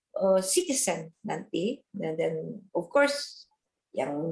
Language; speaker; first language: Indonesian; non-native, fluent; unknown